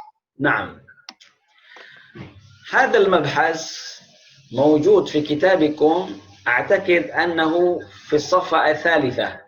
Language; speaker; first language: Arabic; non-native, fluent; Indonesian